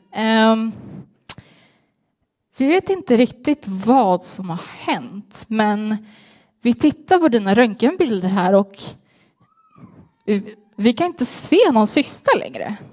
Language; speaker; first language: Swedish; native; Swedish